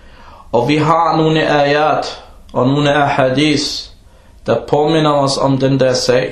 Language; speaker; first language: Danish; early bilingual, other home language; Arabic